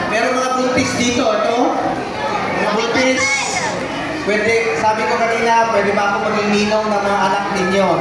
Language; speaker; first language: Filipino; non-native, local second language; Cebuano